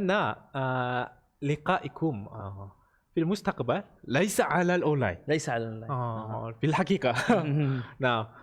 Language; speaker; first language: Arabic; non-native, learner; Korean